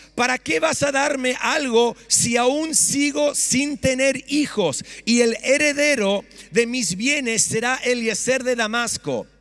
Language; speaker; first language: Spanish; early bilingual, other home language; English